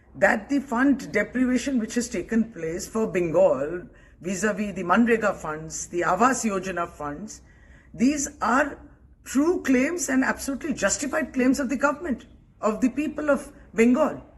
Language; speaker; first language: English; non-native, local second language; Bangla